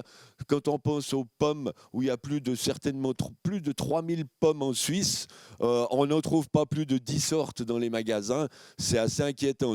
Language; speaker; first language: French; native; French